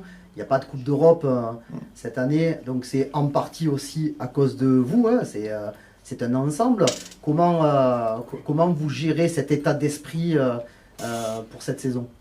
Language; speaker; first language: French; native; French